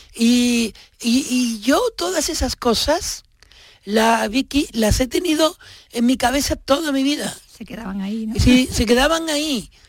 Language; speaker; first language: Spanish; native; Spanish